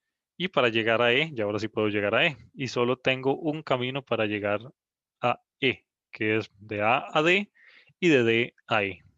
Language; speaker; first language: Spanish; native; Spanish